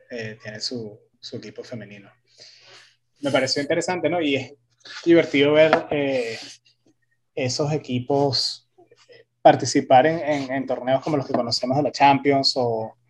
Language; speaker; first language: Spanish; early bilingual, heritage; Spanish